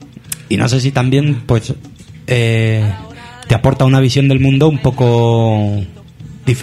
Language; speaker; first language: Spanish; native; Spanish